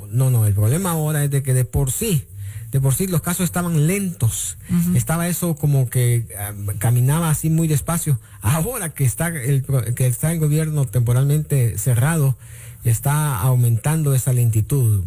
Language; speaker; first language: Spanish; native; Spanish